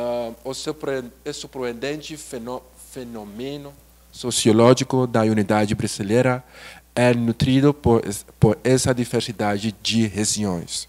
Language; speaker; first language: Portuguese; non-native, learner; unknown